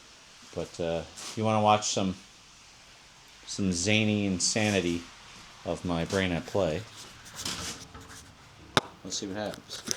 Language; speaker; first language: English; native; English